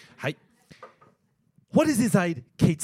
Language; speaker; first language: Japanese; non-native, learner; English